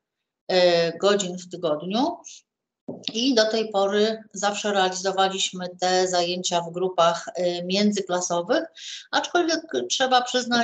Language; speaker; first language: Polish; native; Polish